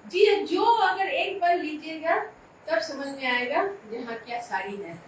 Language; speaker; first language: Hindi; non-native, local second language; Bangla